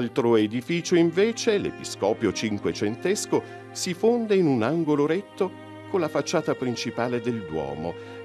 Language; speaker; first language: Italian; native; Italian